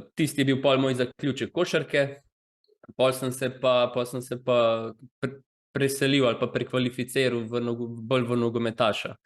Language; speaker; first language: Slovenian; early bilingual, other home language; Croatian